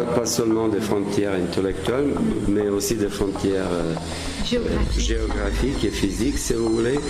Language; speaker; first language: French; non-native, fluent; Serbian